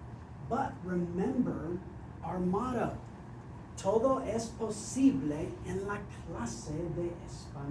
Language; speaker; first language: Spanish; non-native, fluent; English